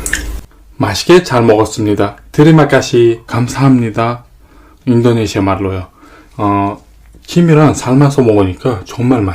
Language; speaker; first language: Korean; non-native, fluent; Indonesian